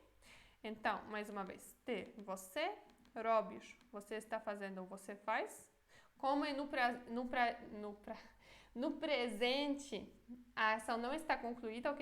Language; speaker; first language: Portuguese; non-native, fluent; Polish